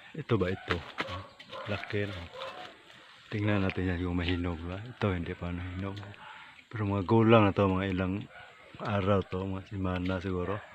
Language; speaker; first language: Filipino; non-native, local second language; Cebuano